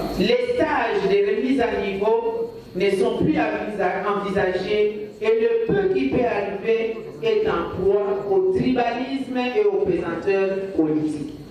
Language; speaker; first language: French; non-native, local second language; Lingala